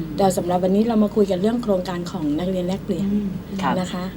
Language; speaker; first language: Thai; native; Thai